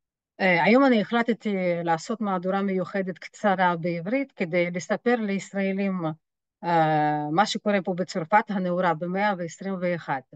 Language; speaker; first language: Hebrew; non-native, fluent; French